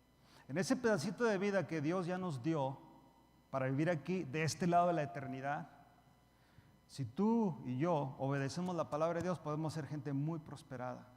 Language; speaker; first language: Spanish; early bilingual, heritage; Spanish